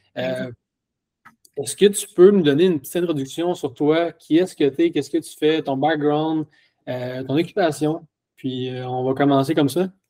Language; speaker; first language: French; native; French